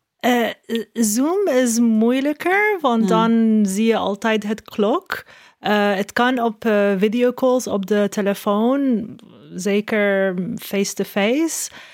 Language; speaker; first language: Dutch; non-native, learner; Arabic